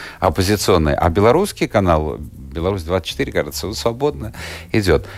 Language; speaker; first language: Russian; native; Russian